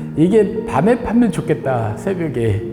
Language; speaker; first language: Korean; native; Korean